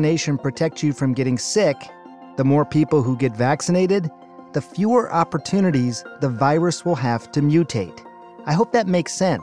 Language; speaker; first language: English; native; English